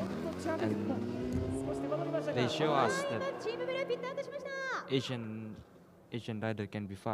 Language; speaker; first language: English; non-native, fluent; Japanese